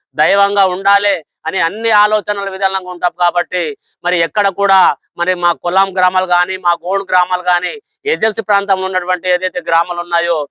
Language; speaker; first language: Telugu; non-native, local second language; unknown